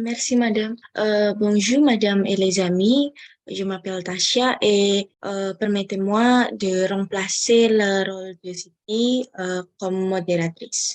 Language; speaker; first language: French; non-native, learner; Indonesian